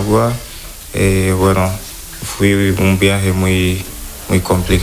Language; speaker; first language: Spanish; non-native, learner; Wolof